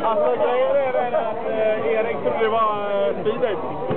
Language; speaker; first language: Swedish; native; Swedish